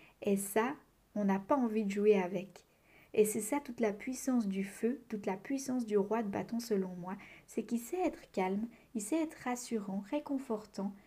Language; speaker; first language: French; native; French